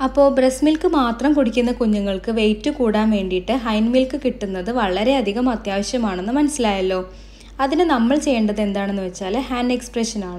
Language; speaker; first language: Malayalam; native; Malayalam